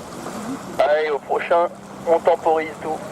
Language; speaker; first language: French; native; French